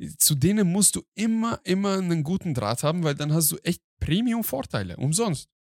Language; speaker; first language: German; non-native, fluent; Hungarian